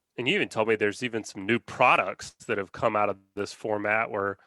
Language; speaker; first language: English; native; English